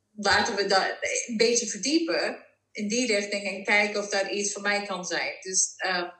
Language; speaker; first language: Dutch; non-native, fluent; English